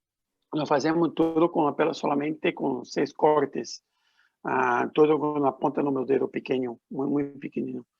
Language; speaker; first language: Spanish; non-native, learner; Portuguese